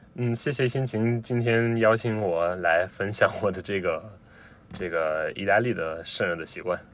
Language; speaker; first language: Chinese; non-native, fluent; Italian